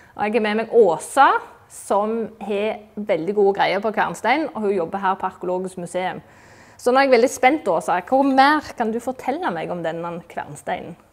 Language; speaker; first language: Norwegian; native; Norwegian